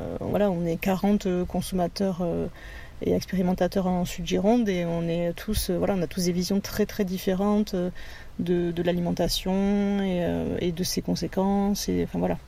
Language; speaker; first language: French; native; French